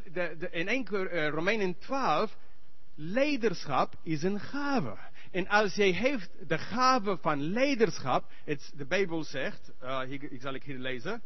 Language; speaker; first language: Dutch; non-native, learner; English